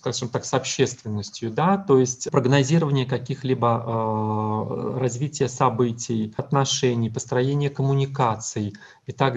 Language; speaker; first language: Russian; native; Russian